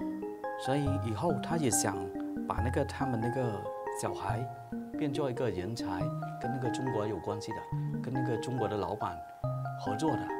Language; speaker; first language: Chinese; early bilingual, heritage; Chinese